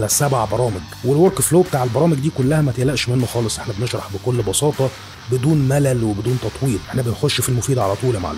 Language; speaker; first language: Arabic; native; Arabic